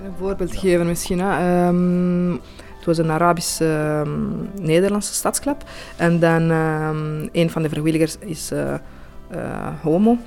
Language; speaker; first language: Dutch; non-native, fluent; Italian